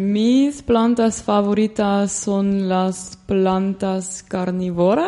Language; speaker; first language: Spanish; non-native, learner; Dutch